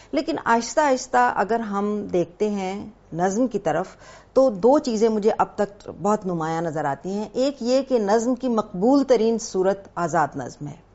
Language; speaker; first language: Urdu; native; Urdu